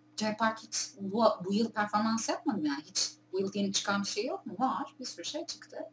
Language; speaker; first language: Turkish; native; Turkish